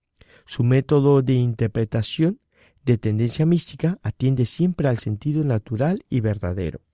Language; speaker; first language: Spanish; native; Spanish